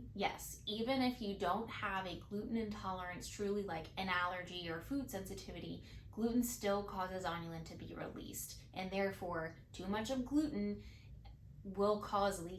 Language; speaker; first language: English; native; English